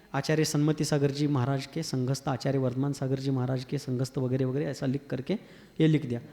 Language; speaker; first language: Hindi; non-native, local second language; Marathi